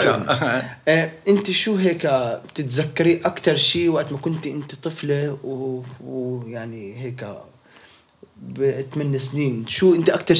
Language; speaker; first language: Swedish; non-native, local second language; Arabic